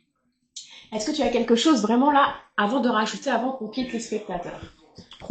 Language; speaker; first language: French; native; French